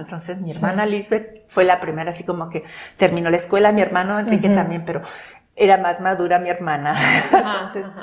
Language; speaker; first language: Spanish; non-native, local second language; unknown